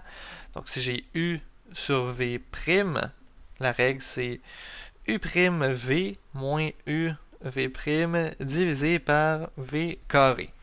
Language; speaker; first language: French; native; French